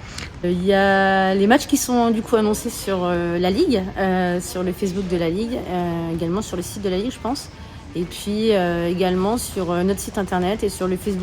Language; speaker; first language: French; native; French